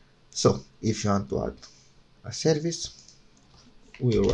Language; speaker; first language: English; non-native, fluent; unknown